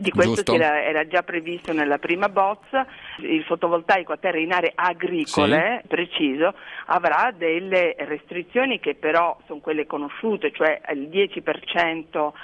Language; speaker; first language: Italian; native; Italian